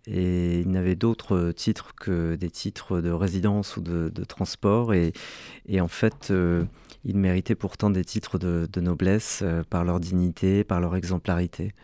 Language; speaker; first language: French; early bilingual, other home language; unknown